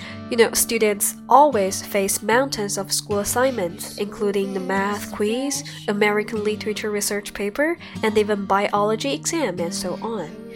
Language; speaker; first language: English; non-native, fluent; Chinese